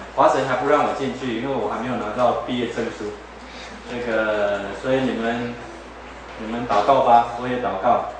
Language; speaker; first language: Chinese; native; Chinese